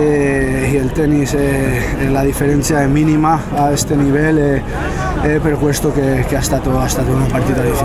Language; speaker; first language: Italian; non-native, learner; Spanish